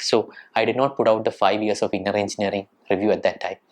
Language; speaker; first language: English; non-native, local second language; Malayalam